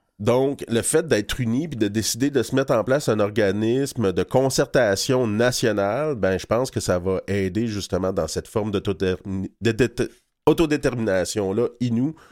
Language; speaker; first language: French; native; French